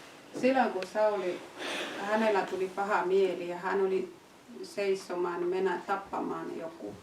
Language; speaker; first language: Finnish; non-native, fluent; Swahili